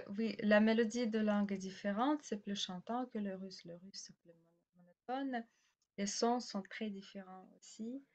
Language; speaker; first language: French; non-native, fluent; Russian